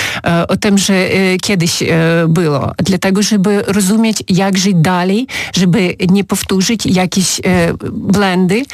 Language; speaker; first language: Polish; non-native, fluent; Ukrainian